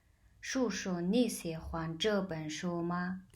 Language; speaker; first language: Chinese; non-native, fluent; Mongolian